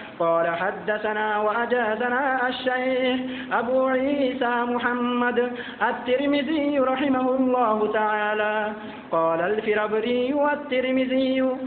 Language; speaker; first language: Arabic; non-native, fluent; Bangla